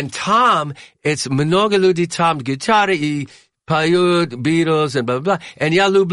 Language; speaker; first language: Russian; non-native, learner; English